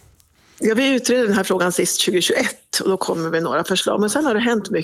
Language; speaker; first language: Swedish; native; Swedish